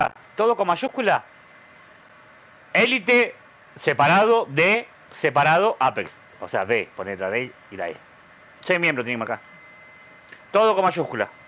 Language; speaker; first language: Spanish; native; Spanish